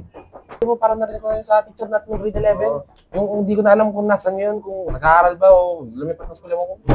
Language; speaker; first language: Filipino; native; Filipino